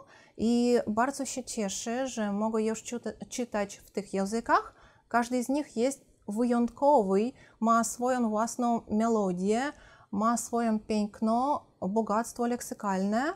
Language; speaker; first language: Polish; non-native, fluent; Russian